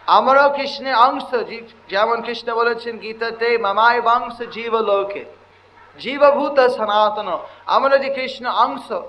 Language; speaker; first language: Bangla; non-native, fluent; English